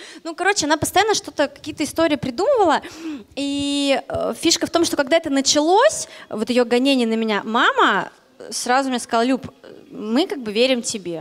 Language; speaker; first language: Russian; native; Russian